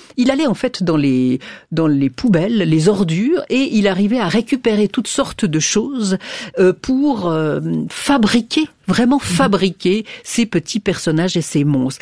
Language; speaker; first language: French; native; French